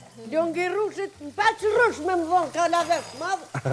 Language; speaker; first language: Albanian; native; Albanian